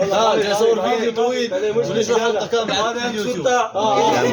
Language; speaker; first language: Arabic; non-native, learner; Urdu